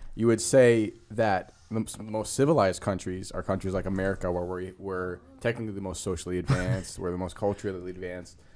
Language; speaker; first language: English; native; English